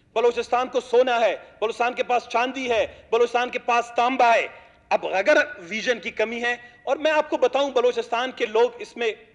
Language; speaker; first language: Urdu; non-native, local second language; Baluchi